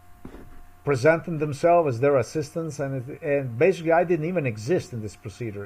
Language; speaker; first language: English; non-native, fluent; Slovenian